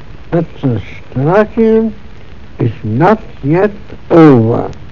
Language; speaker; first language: English; non-native, fluent; German